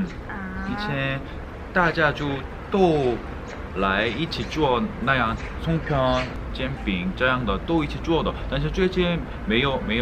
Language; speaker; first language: Chinese; non-native, learner; Korean